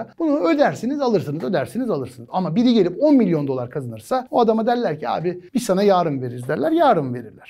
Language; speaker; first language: Turkish; native; Turkish